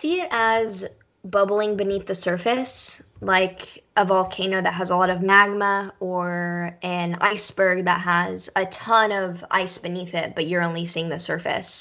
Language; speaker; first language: English; native; English